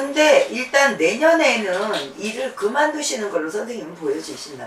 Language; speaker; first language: Korean; native; Korean